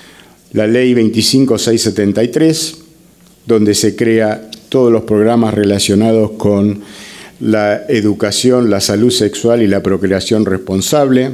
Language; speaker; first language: Spanish; native; Spanish